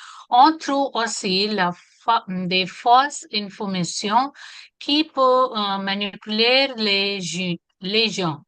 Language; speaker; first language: French; non-native, learner; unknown